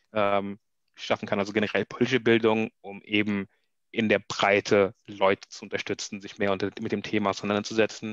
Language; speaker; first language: German; native; German